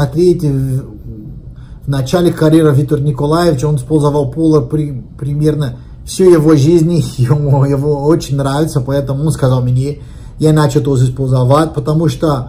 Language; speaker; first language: Russian; non-native, learner; Portuguese